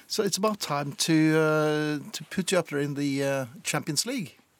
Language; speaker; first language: English; non-native, fluent; Norwegian